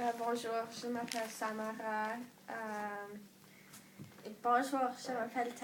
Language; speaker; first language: French; non-native, learner; English